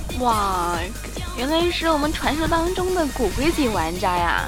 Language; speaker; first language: Chinese; native; Chinese